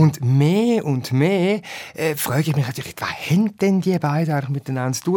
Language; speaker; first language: German; native; German